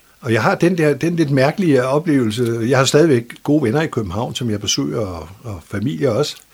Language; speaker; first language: Danish; native; Danish